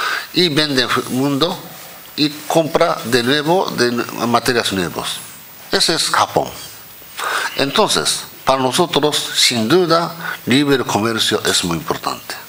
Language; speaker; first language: Spanish; non-native, fluent; Japanese